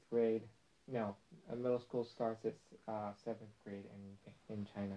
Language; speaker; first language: English; non-native, fluent; Chinese